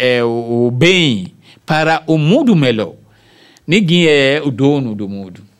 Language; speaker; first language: Portuguese; non-native, fluent; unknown